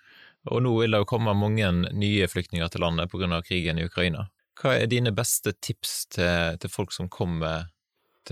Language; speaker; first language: Norwegian; native; Norwegian